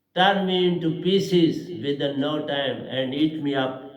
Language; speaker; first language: English; non-native, local second language; Hindi